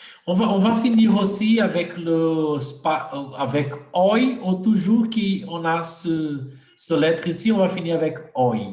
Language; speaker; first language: French; non-native, fluent; Portuguese